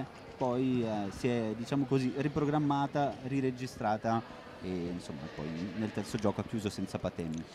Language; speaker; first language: Italian; native; Italian